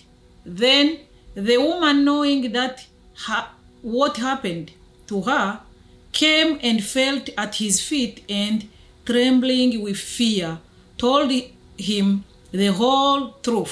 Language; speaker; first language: English; non-native, local second language; Kinyarwanda